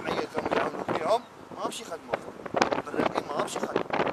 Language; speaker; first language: Arabic; native; Arabic